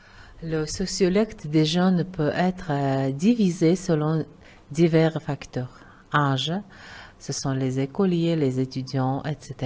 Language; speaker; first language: French; non-native, fluent; Uzbek